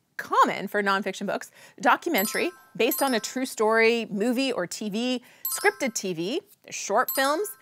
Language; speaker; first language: English; native; English